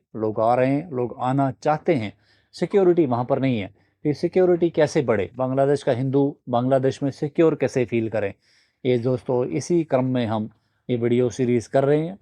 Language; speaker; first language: Hindi; native; Hindi